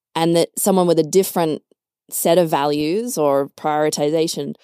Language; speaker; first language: English; native; English